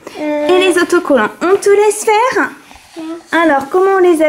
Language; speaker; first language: French; native; French